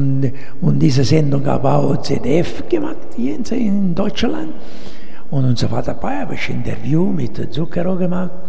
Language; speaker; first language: German; non-native, fluent; Italian